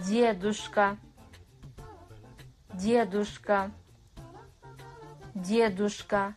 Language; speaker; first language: Russian; non-native, fluent; Kazakh